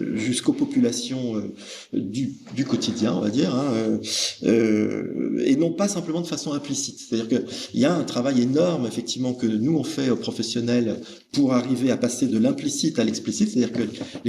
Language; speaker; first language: French; native; French